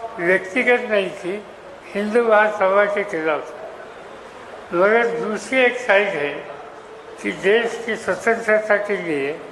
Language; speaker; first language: Hindi; non-native, local second language; Marathi